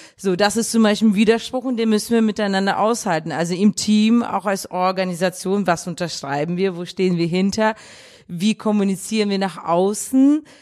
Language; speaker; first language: German; early bilingual, other home language; Russian